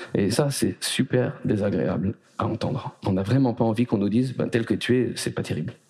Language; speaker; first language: French; native; French